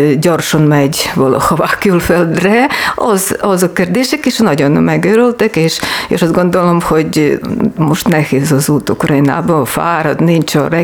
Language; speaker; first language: Hungarian; non-native, learner; Ukrainian